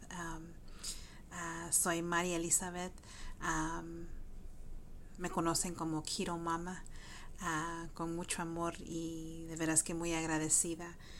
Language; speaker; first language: Spanish; early bilingual, heritage; Spanish